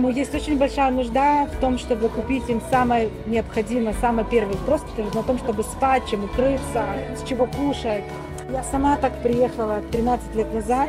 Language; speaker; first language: Russian; native; Russian